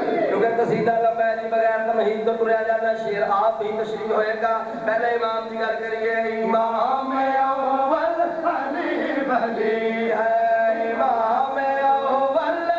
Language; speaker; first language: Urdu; non-native, local second language; Punjabi